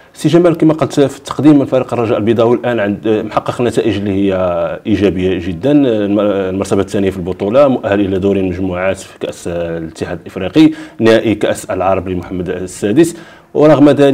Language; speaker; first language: Arabic; native; Arabic